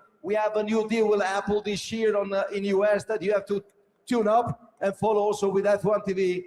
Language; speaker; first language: English; non-native, fluent; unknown